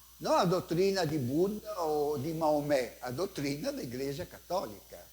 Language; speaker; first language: Portuguese; non-native, fluent; Italian